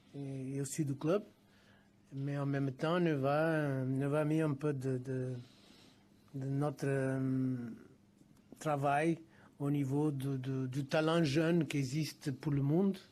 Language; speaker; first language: French; non-native, fluent; Portuguese